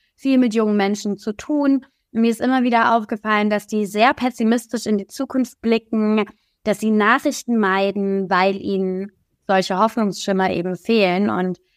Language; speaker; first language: German; native; German